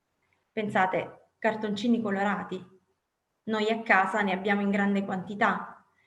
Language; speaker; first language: Italian; native; Italian